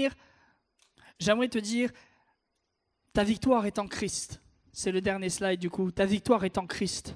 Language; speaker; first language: French; native; French